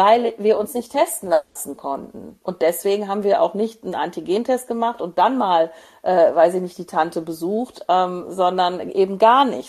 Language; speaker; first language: German; native; German